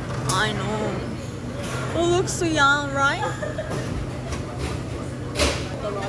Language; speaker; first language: English; non-native, learner; Korean